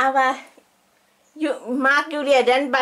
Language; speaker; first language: German; non-native, learner; Thai